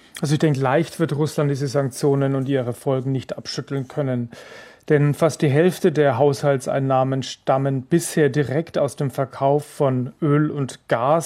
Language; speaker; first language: German; native; German